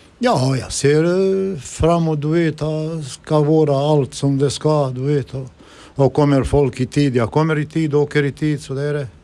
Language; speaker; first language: Swedish; non-native, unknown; Bosnian